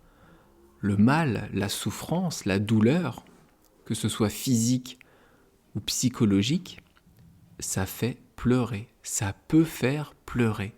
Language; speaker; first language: French; native; French